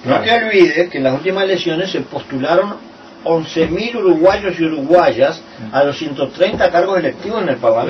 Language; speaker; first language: Spanish; native; Spanish